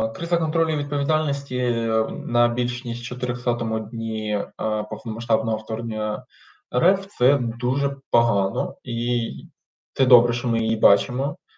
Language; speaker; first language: Ukrainian; non-native, local second language; Russian